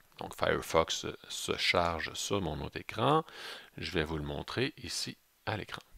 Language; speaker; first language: French; native; French